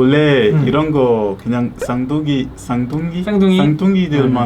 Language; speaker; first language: Korean; non-native, learner; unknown